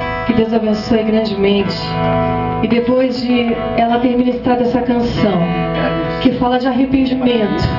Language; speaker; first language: Portuguese; native; Portuguese